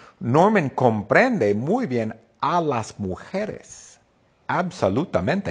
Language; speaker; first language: Spanish; non-native, fluent; English